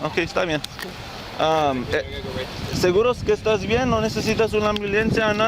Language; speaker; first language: Spanish; early bilingual, heritage; English